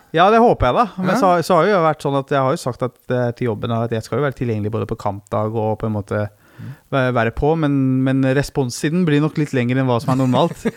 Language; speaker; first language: Norwegian; early bilingual, other home language; Persian